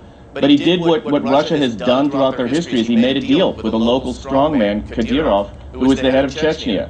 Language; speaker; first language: English; native; English